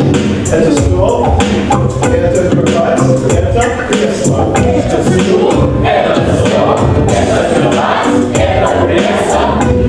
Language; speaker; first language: Russian; non-native, learner; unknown